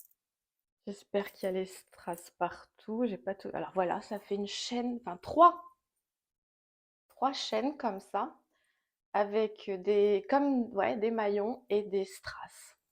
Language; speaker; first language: French; native; French